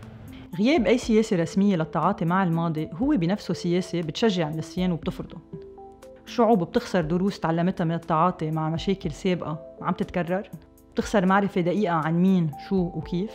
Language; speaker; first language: Arabic; native; Arabic